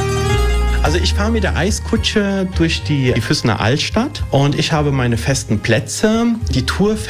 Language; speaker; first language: German; early bilingual, other home language; Italian